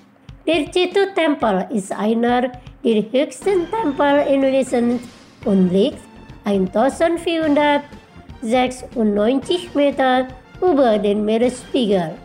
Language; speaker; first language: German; non-native, learner; Indonesian